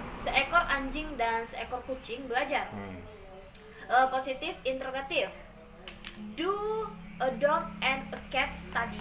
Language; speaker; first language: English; non-native, learner; Indonesian